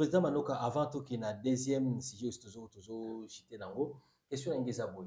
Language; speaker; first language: French; non-native, local second language; Lingala